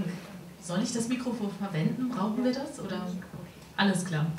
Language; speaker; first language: German; native; German